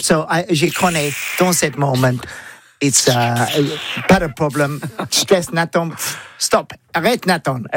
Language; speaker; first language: French; non-native, learner; English